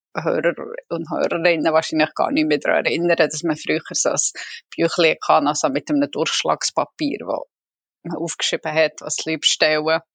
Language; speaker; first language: German; native; German